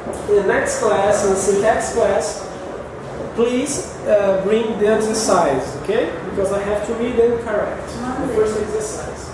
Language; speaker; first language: English; non-native, fluent; Portuguese